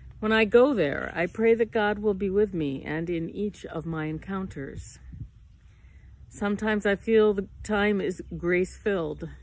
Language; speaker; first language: English; native; English